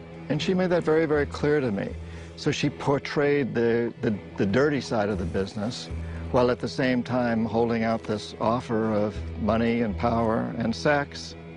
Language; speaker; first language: English; native; English